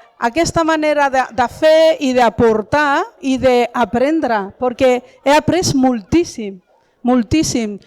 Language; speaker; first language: Catalan; non-native, fluent; Arabic